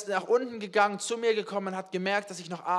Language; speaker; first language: German; native; German